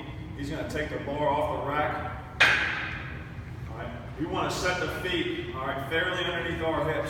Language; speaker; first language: English; native; English